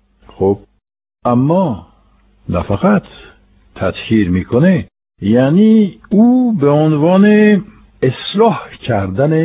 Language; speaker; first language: Persian; non-native, fluent; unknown